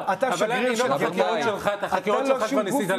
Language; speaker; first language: Hebrew; native; Hebrew